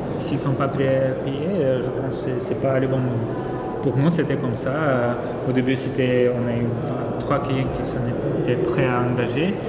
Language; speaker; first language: French; non-native, fluent; Ukrainian